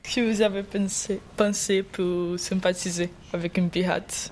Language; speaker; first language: French; non-native, learner; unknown